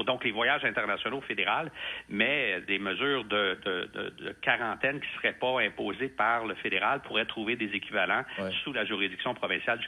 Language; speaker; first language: French; native; French